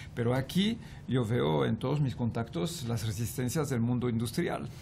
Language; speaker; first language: Spanish; non-native, fluent; French